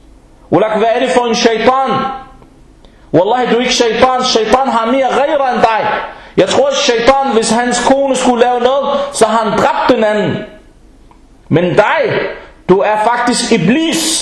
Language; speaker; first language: Danish; early bilingual, other home language; Arabic